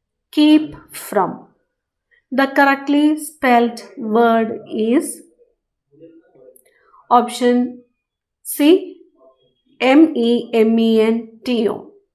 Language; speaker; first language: English; non-native, local second language; Malayalam